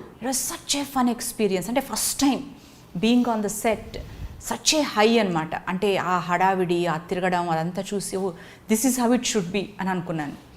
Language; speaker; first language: Telugu; native; Telugu